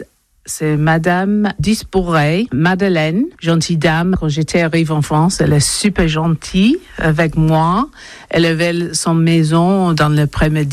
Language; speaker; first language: French; non-native, learner; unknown